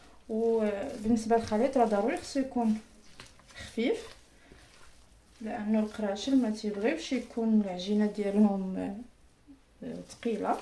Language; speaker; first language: Arabic; native; Arabic